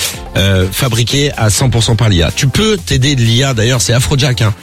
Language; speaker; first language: French; native; French